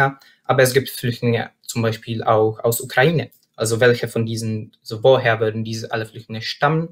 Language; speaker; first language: German; non-native, fluent; Czech